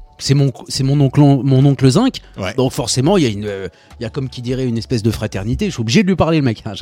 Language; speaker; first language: French; early bilingual, other home language; Arabic